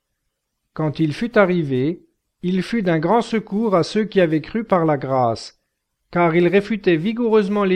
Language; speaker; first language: French; native; French